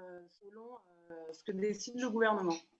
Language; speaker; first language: French; native; French